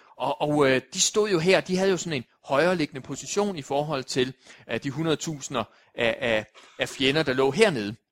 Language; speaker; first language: Danish; native; Danish